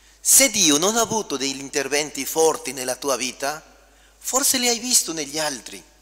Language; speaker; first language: Italian; non-native, fluent; Spanish